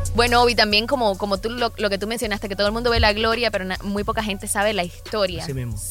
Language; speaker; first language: Spanish; native; Spanish